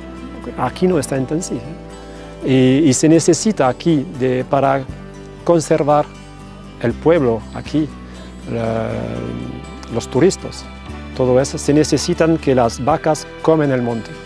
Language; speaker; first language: Spanish; non-native, fluent; French